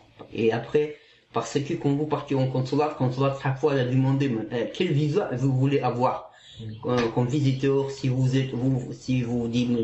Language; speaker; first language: French; non-native, learner; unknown